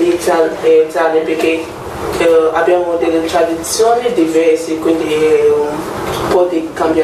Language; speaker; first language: Italian; non-native, learner; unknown